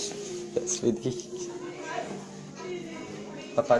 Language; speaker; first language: German; non-native, learner; Italian